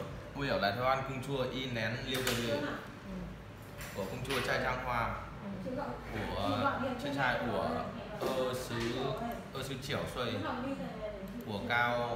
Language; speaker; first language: Chinese; non-native, learner; Vietnamese